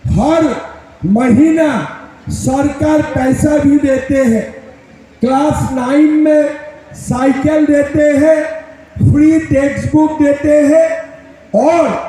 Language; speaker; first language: Hindi; non-native, local second language; Assamese